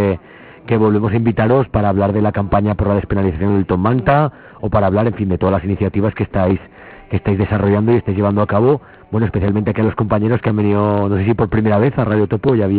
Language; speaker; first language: Spanish; native; Spanish